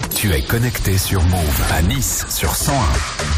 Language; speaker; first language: French; non-native, fluent; English